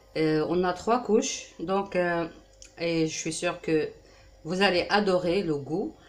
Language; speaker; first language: French; non-native, local second language; Arabic